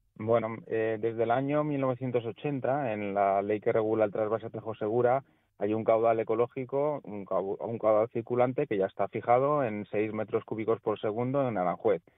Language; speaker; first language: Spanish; native; Spanish